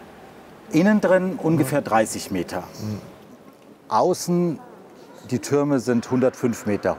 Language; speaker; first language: German; native; German